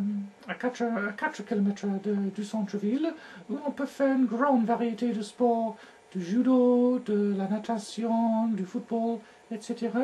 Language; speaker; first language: French; non-native, learner; English